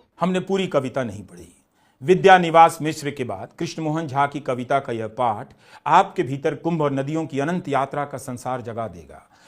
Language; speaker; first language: Hindi; non-native, local second language; Bhojpuri